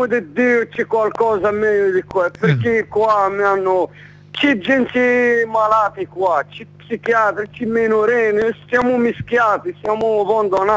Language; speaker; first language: Italian; non-native, learner; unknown